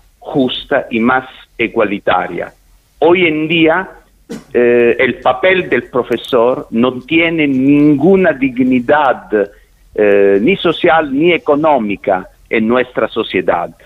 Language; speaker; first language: Spanish; non-native, fluent; Italian